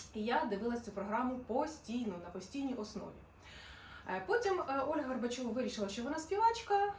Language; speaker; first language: Ukrainian; non-native, local second language; Russian